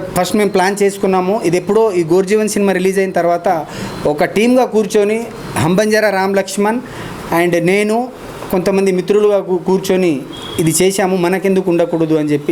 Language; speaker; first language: Telugu; non-native, local second language; Lambadi